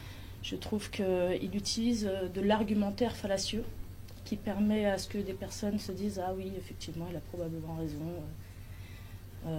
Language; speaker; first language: French; native; French